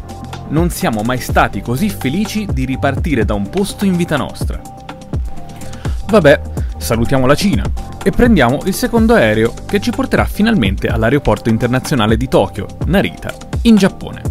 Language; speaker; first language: Italian; native; Italian